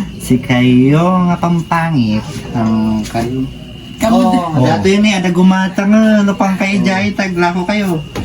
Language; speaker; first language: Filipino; non-native, local second language; Bikol